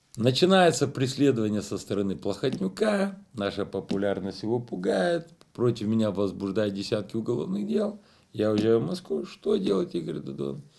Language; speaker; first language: Russian; non-native, local second language; Romanian